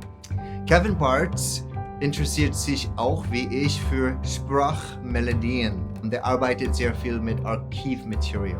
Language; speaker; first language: German; non-native, fluent; English